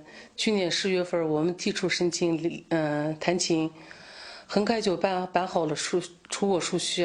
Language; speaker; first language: Chinese; non-native, local second language; Kazakh